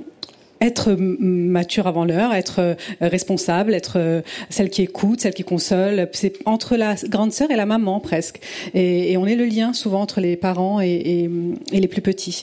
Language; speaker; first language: French; early bilingual, other home language; Italian